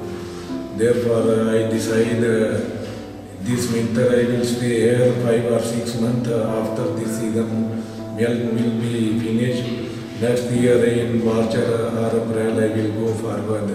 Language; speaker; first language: English; non-native, learner; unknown